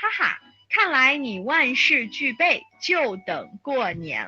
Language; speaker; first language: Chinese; native; Chinese